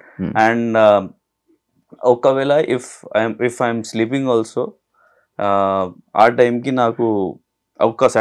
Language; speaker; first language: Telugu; non-native, local second language; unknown